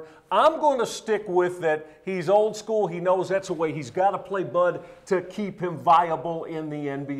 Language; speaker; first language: English; native; English